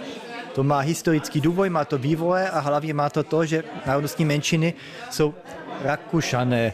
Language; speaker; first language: Czech; early bilingual, heritage; Czech